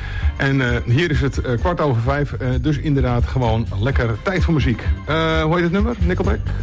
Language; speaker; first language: Dutch; native; Dutch